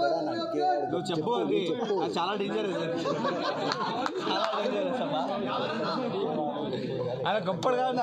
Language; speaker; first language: Telugu; non-native, learner; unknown